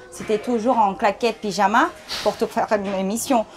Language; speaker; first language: French; early bilingual, other home language; Thai